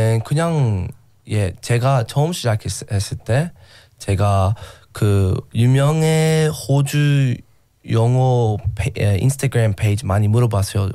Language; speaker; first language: Korean; non-native, learner; English